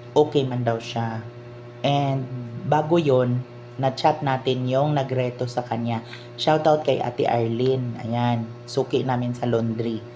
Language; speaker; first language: Filipino; non-native, local second language; Cebuano